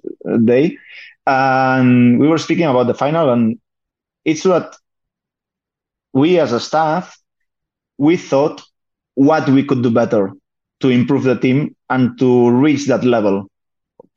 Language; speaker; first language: English; non-native, fluent; Spanish